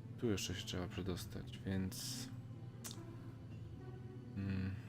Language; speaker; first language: Polish; native; Polish